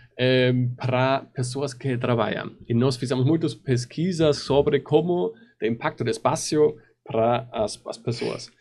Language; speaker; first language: Portuguese; non-native, learner; German